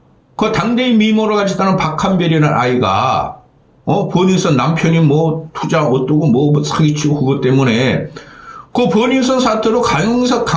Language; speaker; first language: Korean; native; Korean